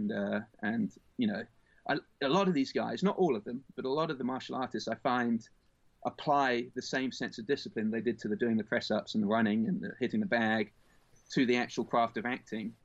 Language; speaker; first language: English; native; English